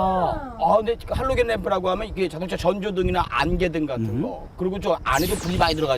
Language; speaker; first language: Korean; native; Korean